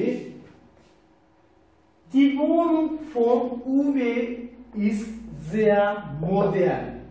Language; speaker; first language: German; non-native, fluent; Turkish